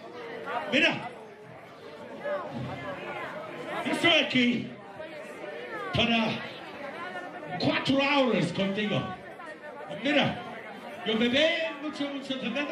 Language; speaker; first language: Spanish; non-native, learner; English